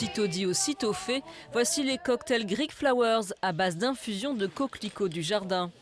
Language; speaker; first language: French; native; French